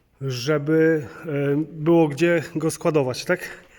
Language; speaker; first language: Polish; native; Polish